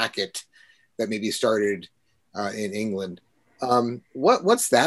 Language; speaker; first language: English; native; English